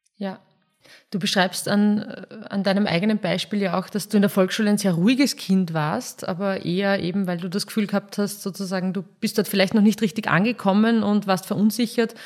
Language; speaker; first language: German; native; German